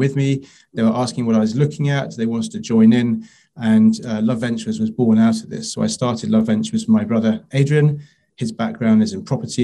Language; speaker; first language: English; native; English